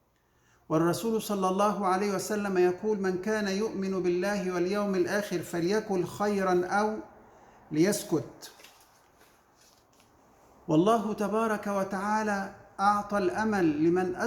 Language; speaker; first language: Arabic; native; Arabic